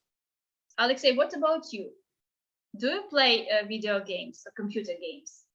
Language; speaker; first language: English; non-native, fluent; Ukrainian